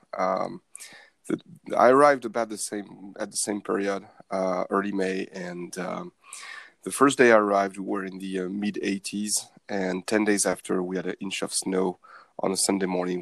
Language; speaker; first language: English; non-native, fluent; French